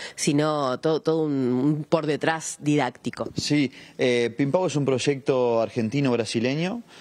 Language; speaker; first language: Spanish; native; Spanish